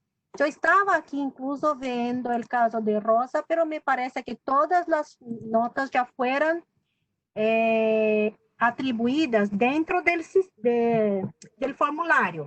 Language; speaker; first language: Spanish; non-native, fluent; Portuguese